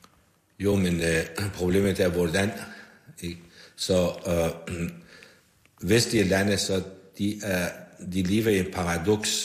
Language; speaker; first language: Danish; non-native, fluent; Persian